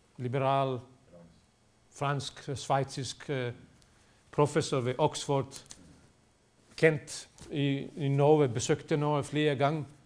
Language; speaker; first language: Danish; non-native, fluent; Bosnian